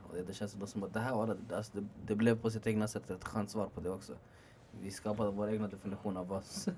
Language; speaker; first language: Swedish; early bilingual, other home language; Arabic